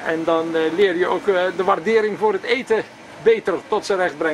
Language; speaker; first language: Dutch; native; Dutch